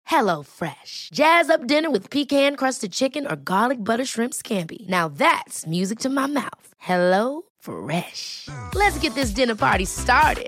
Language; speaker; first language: English; native; English